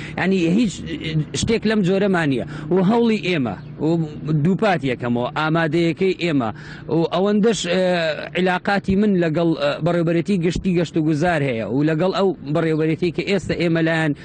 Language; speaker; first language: Central Kurdish; native; Central Kurdish